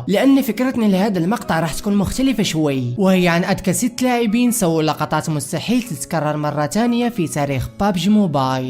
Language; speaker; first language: Arabic; native; Arabic